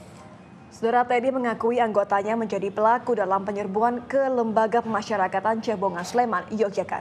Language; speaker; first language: Indonesian; native; Indonesian